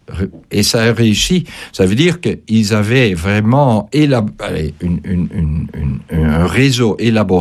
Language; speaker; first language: French; non-native, fluent; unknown